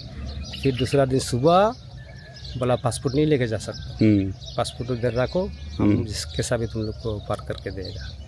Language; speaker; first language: Hindi; non-native, fluent; Pashto